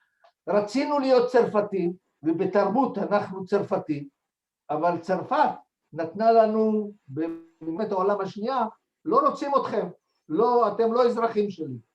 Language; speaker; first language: Hebrew; non-native, fluent; French